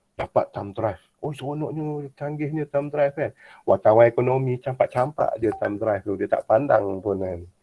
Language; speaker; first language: Malay; native; Malay